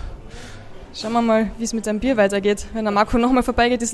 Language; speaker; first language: German; native; German